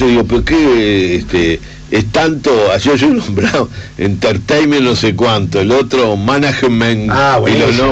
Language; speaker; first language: Spanish; native; Spanish